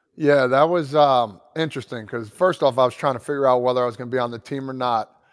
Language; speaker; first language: English; native; English